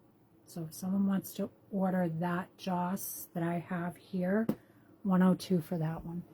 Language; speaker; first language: English; native; English